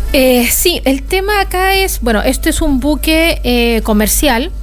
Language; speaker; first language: Spanish; native; Spanish